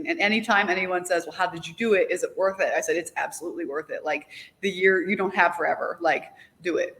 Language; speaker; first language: English; native; English